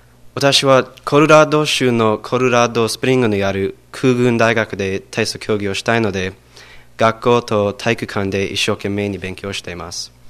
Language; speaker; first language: Japanese; non-native, learner; English